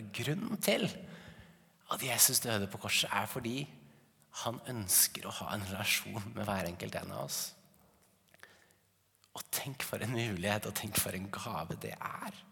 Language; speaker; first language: Norwegian; native; Norwegian